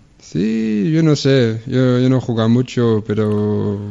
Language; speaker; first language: Spanish; non-native, learner; Danish